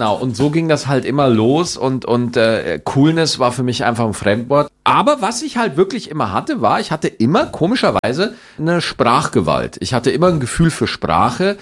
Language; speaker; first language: German; native; German